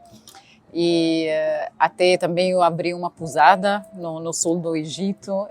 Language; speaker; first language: Portuguese; non-native, fluent; Arabic